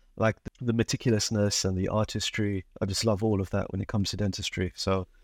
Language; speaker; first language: English; native; English